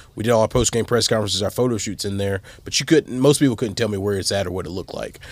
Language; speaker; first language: English; native; English